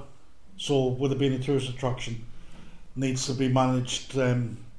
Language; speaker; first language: English; native; English